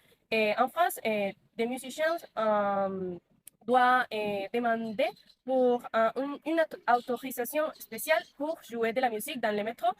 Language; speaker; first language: French; non-native, learner; Spanish